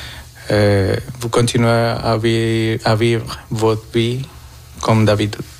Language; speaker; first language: French; non-native, fluent; Spanish